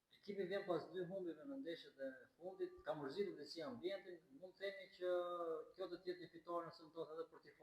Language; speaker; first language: Albanian; native; Albanian